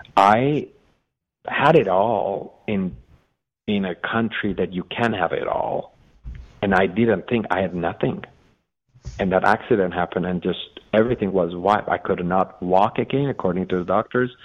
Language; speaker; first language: English; non-native, fluent; Persian